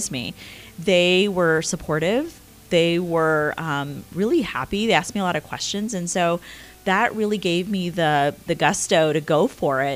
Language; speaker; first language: English; early bilingual, other home language; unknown